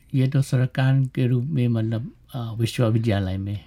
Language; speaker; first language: Hindi; non-native, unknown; Thai